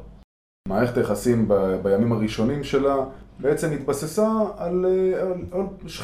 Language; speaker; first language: Hebrew; native; Hebrew